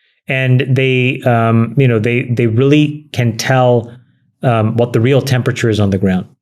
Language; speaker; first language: English; native; English